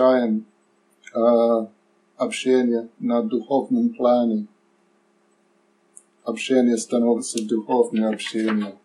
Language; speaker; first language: Russian; non-native, learner; English